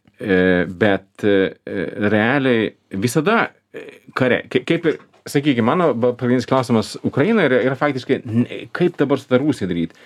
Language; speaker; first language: Lithuanian; non-native, fluent; Swedish